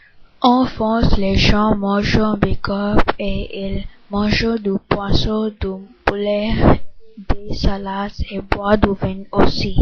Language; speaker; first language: French; non-native, learner; English